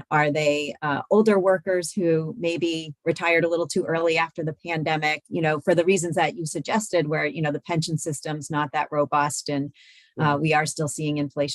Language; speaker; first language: English; native; English